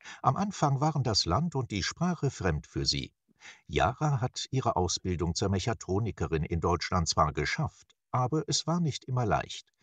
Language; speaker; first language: German; non-native, learner; Bangla